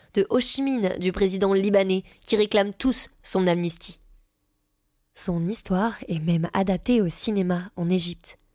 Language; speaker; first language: French; native; French